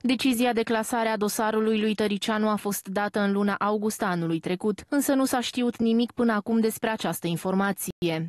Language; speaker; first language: Romanian; native; Romanian